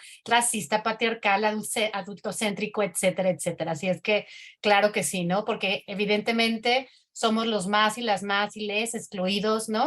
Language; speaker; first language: Spanish; native; Spanish